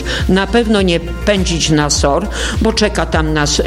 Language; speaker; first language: Polish; native; Polish